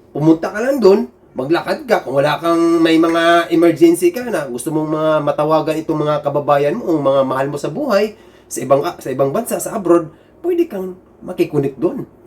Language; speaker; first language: Filipino; non-native, local second language; Cebuano